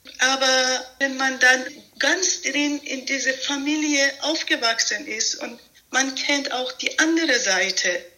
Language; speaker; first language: German; non-native, fluent; Persian